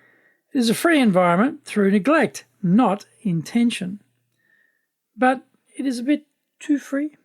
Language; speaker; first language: English; native; English